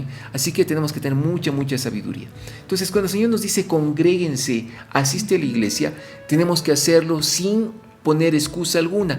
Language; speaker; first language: Spanish; native; Spanish